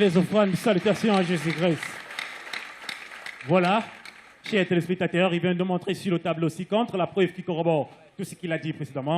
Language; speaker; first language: French; non-native, local second language; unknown